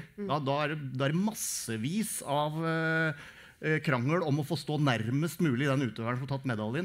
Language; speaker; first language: Norwegian; native; Norwegian